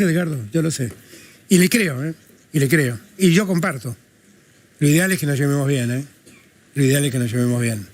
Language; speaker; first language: Spanish; native; Spanish